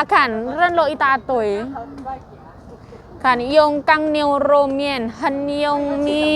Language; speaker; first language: Chinese; non-native, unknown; Indonesian